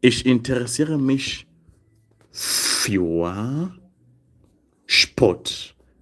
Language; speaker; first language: German; non-native, fluent; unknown